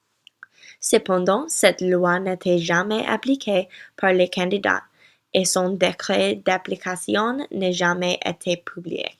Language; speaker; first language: French; non-native, learner; English